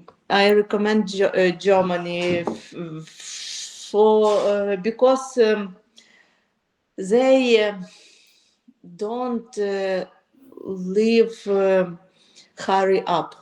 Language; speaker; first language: English; non-native, learner; Ukrainian